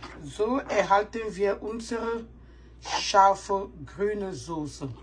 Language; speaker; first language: German; non-native, fluent; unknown